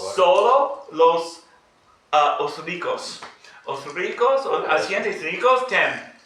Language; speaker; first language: Portuguese; non-native, learner; English